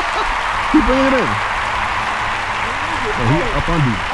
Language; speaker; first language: English; native; English